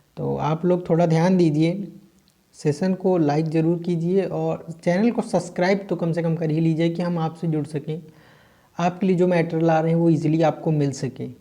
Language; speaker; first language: Hindi; native; Hindi